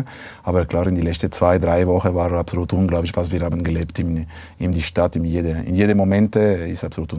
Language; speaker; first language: German; non-native, fluent; Italian